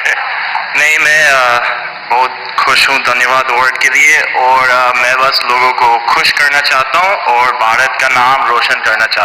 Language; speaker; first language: Hindi; non-native, fluent; English